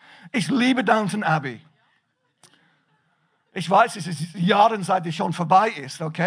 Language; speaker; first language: German; non-native, fluent; English